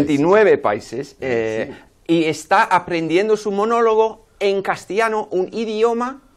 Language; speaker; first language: Spanish; non-native, fluent; English